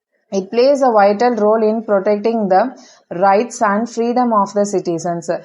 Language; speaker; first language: English; non-native, local second language; Tamil